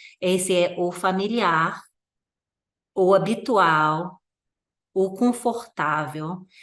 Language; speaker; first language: Portuguese; non-native, fluent; English